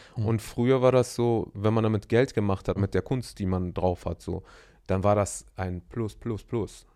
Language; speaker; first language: German; native; German